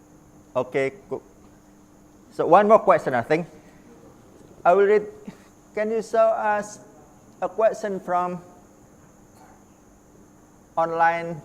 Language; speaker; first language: English; non-native, learner; Indonesian